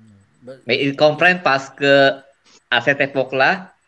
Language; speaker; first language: French; non-native, fluent; Indonesian